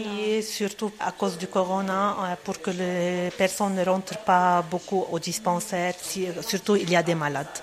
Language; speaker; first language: French; non-native, local second language; Arabic